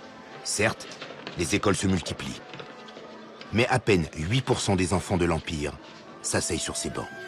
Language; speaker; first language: French; native; French